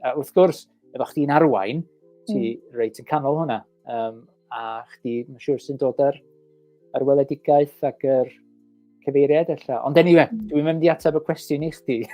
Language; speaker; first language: Welsh; native; Welsh